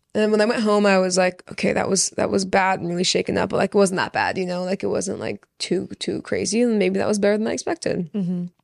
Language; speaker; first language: English; early bilingual, other home language; Persian